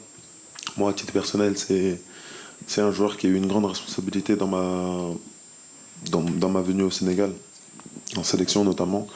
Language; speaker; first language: French; early bilingual, other home language; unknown